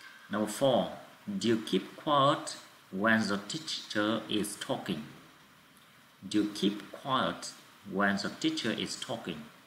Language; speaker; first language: English; non-native, fluent; Vietnamese